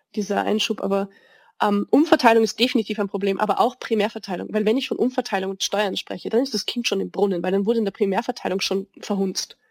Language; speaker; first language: German; native; German